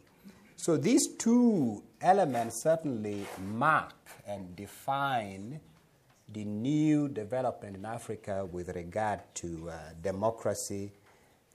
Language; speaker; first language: English; non-native, local second language; Acoli